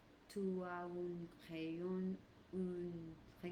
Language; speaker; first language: French; non-native, learner; English